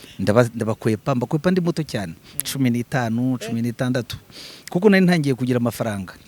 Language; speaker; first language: Kinyarwanda; early bilingual, heritage; Kinyarwanda